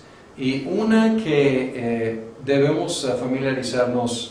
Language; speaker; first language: Spanish; non-native, fluent; English